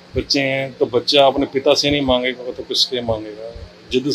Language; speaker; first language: Hindi; native; Hindi